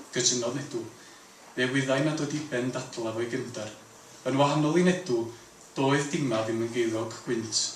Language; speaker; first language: Welsh; native; Welsh